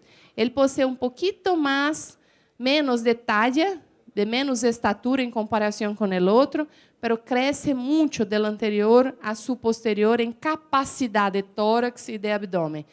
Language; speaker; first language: Spanish; non-native, fluent; Portuguese